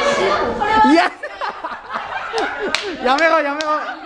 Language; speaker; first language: Japanese; early bilingual, other home language; Filipino